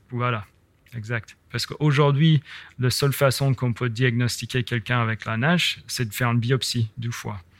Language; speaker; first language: French; non-native, fluent; English